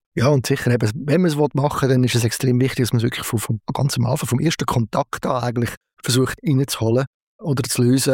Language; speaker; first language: German; native; German